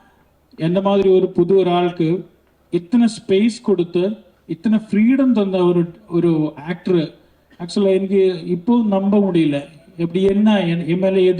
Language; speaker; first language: Tamil; non-native, learner; Malayalam